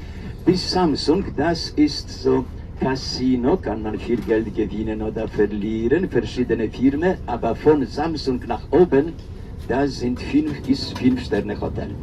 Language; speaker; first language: German; non-native, fluent; Polish